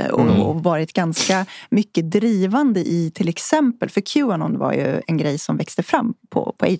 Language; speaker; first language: Swedish; native; Swedish